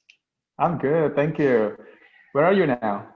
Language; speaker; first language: English; non-native, local second language; Indonesian